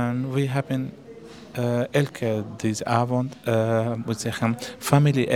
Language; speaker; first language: Dutch; non-native, learner; Arabic